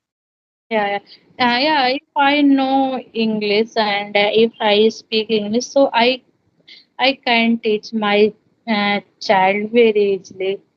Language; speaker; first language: English; non-native, learner; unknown